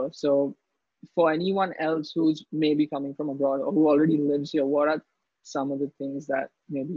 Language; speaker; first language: English; non-native, local second language; Hindi